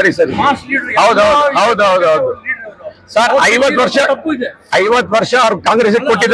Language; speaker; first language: Kannada; non-native, local second language; Urdu